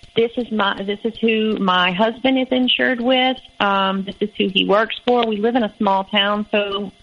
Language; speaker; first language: English; native; English